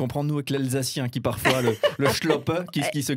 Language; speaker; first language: French; native; French